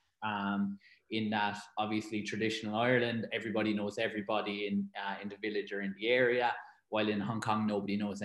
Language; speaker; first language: English; native; English